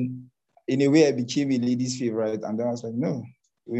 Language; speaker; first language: English; non-native, local second language; Hausa